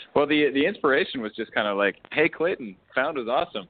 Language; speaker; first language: English; native; English